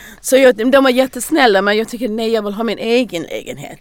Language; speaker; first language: Swedish; non-native, learner; English